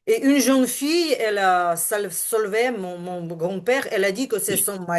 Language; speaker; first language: French; non-native, learner; Ukrainian